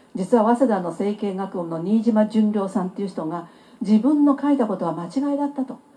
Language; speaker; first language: Japanese; non-native, fluent; Chinese